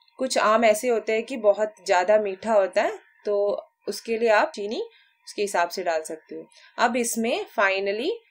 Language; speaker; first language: Hindi; non-native, local second language; Malayalam